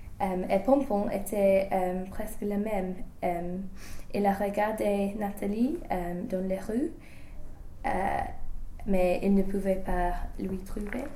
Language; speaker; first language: French; non-native, learner; English